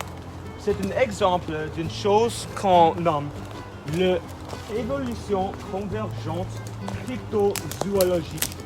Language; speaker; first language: French; non-native, learner; English